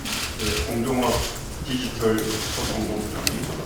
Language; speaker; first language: Korean; native; Korean